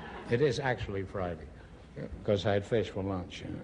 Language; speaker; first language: English; native; English